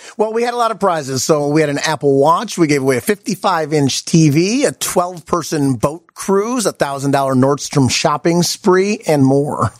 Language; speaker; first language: English; native; English